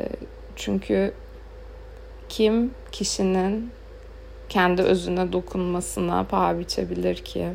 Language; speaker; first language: Turkish; native; Turkish